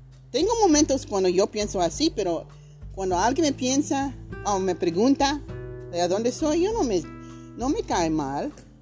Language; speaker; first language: Spanish; early bilingual, heritage; Spanish